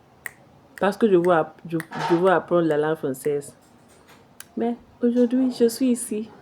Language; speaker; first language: French; non-native, fluent; Igbo